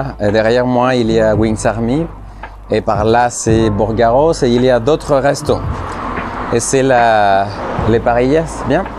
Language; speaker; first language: French; non-native, fluent; Spanish